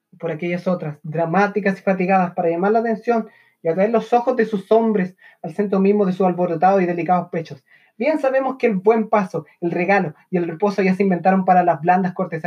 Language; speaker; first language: Spanish; native; Spanish